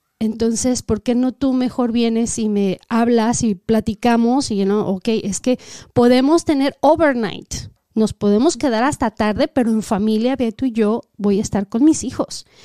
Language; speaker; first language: Spanish; native; Spanish